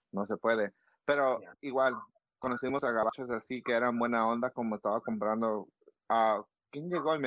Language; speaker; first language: Spanish; early bilingual, heritage; Spanish